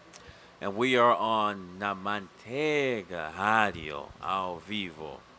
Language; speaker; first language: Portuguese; non-native, learner; English